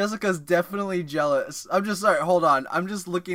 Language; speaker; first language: English; native; English